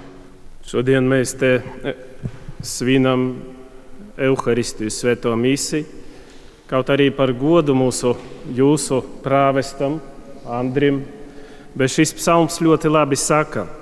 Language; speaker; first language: Latvian; non-native, fluent; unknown